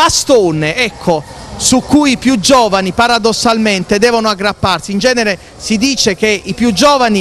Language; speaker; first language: Italian; native; Italian